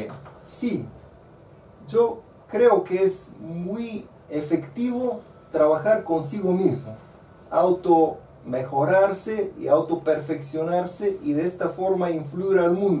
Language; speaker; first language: Spanish; non-native, fluent; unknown